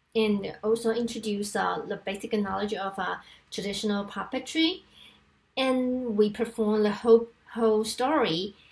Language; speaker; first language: English; non-native, fluent; Chinese